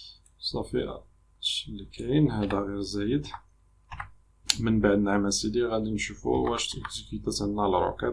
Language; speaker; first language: Arabic; native; Arabic